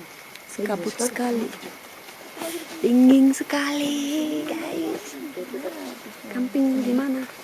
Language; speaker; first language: Indonesian; non-native, learner; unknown